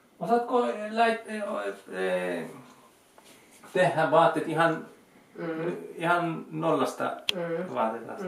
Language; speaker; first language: Finnish; non-native, learner; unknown